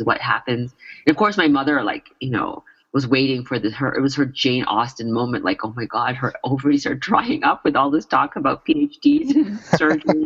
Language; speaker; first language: English; native; English